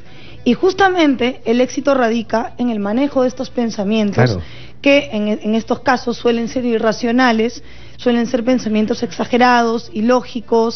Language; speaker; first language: Spanish; native; Spanish